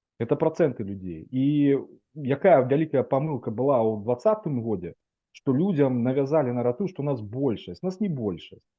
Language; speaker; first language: Belarusian; non-native, local second language; Russian